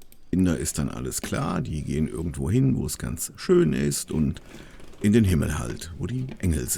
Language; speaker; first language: German; native; German